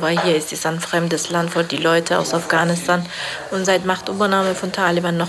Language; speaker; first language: German; non-native, fluent; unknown